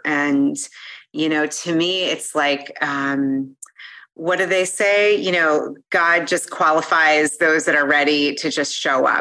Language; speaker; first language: English; native; English